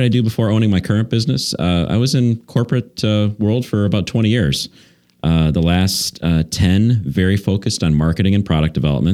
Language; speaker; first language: English; native; English